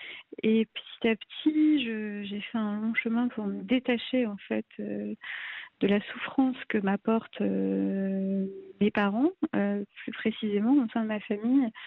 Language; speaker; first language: French; native; French